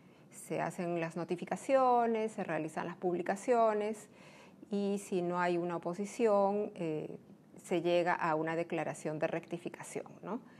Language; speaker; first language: Spanish; native; Spanish